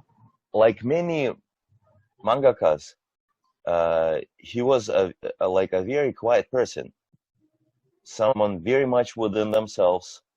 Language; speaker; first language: English; non-native, fluent; Russian